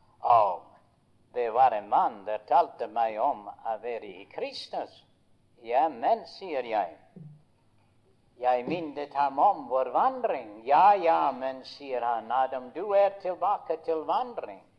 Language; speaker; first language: Norwegian; early bilingual, heritage; Norwegian